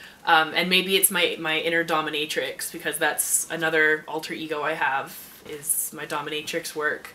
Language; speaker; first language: English; native; English